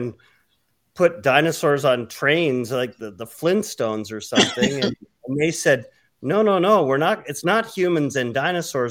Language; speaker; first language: English; native; English